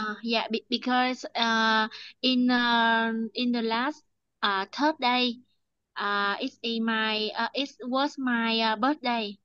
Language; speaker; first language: English; non-native, learner; Vietnamese